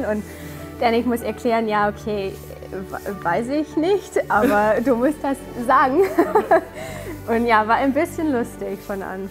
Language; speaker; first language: German; non-native, learner; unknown